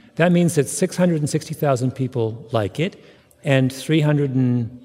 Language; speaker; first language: English; native; English